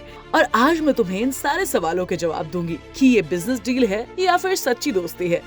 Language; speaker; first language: Hindi; native; Hindi